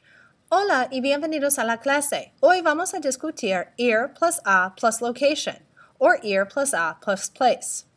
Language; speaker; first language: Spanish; non-native, fluent; English